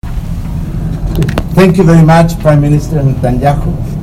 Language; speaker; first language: English; non-native, fluent; Spanish